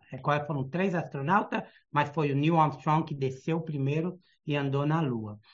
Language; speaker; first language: Portuguese; early bilingual, heritage; Portuguese